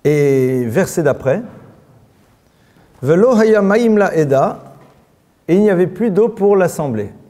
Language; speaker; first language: French; native; French